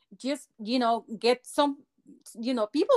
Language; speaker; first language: English; non-native, fluent; Spanish